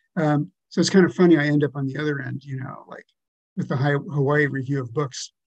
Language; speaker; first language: English; native; English